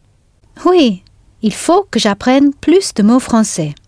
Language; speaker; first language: French; non-native, fluent; English